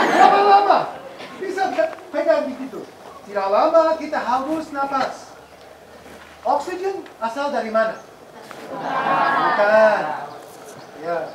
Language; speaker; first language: Indonesian; non-native, fluent; English